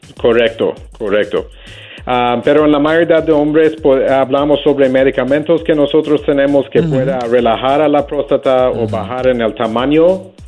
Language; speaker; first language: Spanish; non-native, learner; English